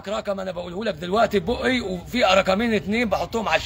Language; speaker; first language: Arabic; native; Arabic